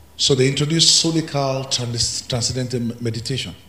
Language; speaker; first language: English; non-native, local second language; Yoruba